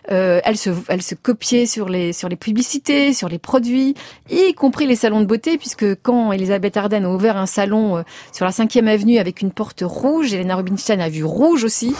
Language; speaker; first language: French; native; French